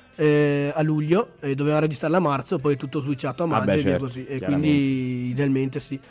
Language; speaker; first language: Italian; native; Italian